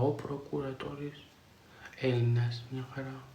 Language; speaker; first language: Greek; non-native, fluent; Georgian